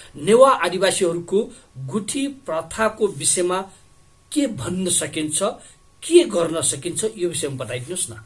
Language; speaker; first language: Nepali; non-native, local second language; Newari